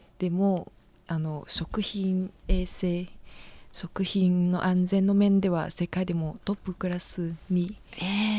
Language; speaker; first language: Japanese; non-native, fluent; Vietnamese